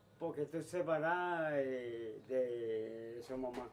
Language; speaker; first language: Spanish; native; Spanish